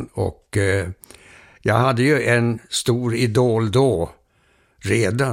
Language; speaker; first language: Swedish; early bilingual, heritage; Swedish